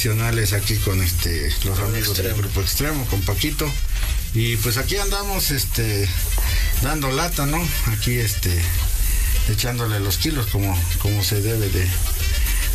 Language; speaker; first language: Spanish; native; Spanish